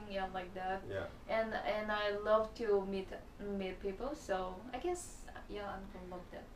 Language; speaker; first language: English; non-native, learner; Chinese